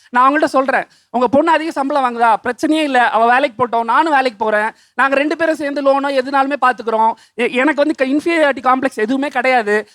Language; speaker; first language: Tamil; native; Tamil